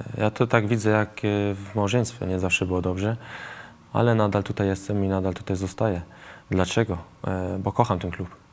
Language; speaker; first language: Polish; early bilingual, heritage; Polish